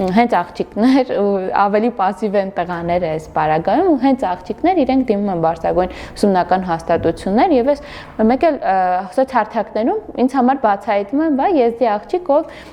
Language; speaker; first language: Armenian; non-native, local second language; Kurdish